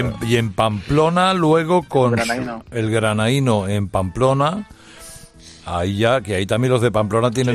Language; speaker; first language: Spanish; native; Spanish